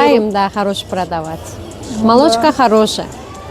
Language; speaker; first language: Russian; non-native, local second language; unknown